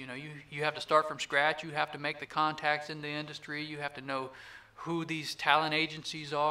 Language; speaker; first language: English; native; English